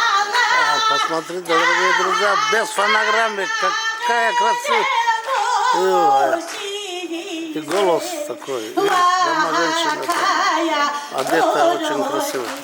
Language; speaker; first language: Russian; non-native, local second language; Avaric